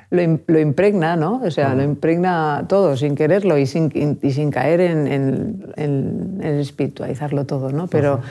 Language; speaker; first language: Spanish; native; Spanish